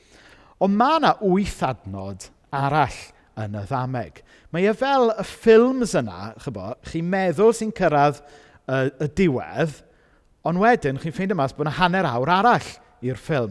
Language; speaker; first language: Welsh; native; Welsh